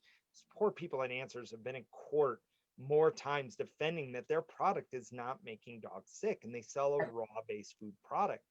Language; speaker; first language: English; native; English